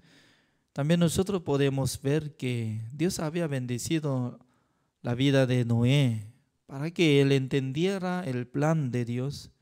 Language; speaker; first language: Spanish; non-native, fluent; Korean